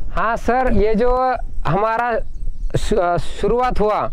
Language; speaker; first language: Hindi; non-native, local second language; Marathi